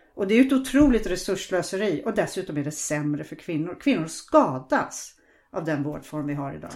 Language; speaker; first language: Swedish; non-native, fluent; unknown